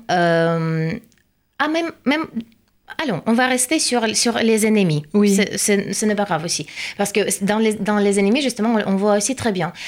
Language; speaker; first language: French; non-native, fluent; Russian